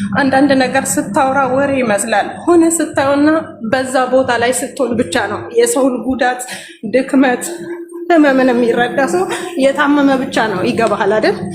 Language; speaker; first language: Amharic; native; Amharic